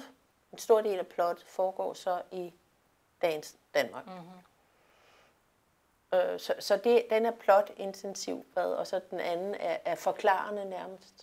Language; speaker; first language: Danish; native; Danish